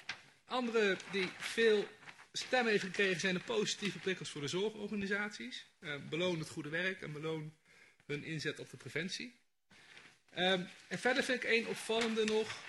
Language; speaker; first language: Dutch; native; Dutch